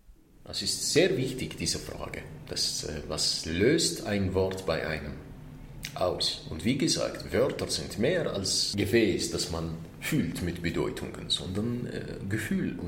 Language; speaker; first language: German; non-native, fluent; Arabic